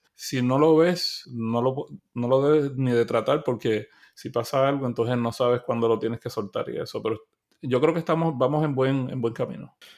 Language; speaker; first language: Spanish; native; Spanish